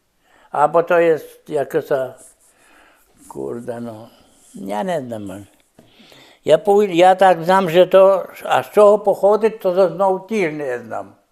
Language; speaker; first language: Polish; non-native, local second language; Rusyn